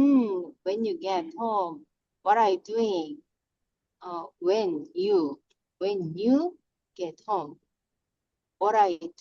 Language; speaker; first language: English; non-native, learner; Korean